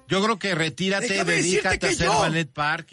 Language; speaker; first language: Spanish; native; Spanish